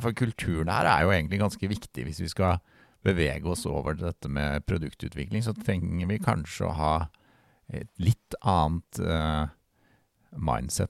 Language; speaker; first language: Norwegian; native; Norwegian